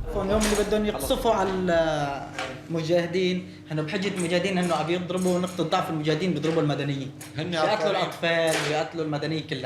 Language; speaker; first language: Arabic; native; Arabic